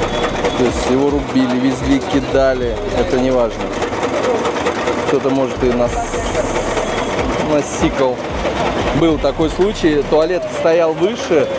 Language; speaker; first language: Russian; native; Russian